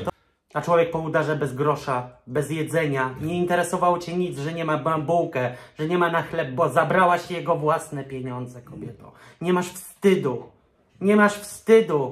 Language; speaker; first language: Polish; native; Polish